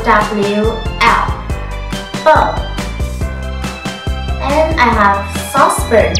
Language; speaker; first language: English; non-native, learner; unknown